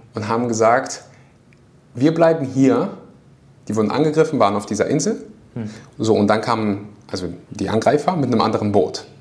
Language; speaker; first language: German; native; German